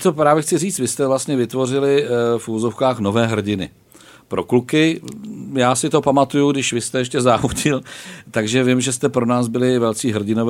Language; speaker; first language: Czech; native; Czech